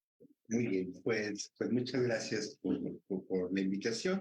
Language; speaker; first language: Spanish; native; Spanish